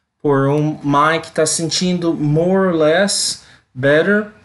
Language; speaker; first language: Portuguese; non-native, learner; English